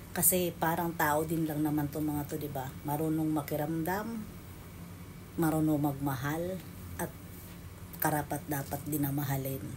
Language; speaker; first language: Filipino; native; Filipino